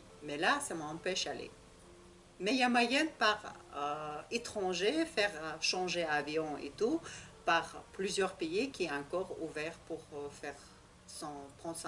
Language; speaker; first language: French; non-native, learner; Russian